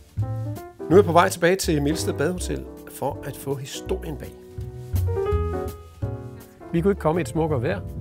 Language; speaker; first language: Danish; native; Danish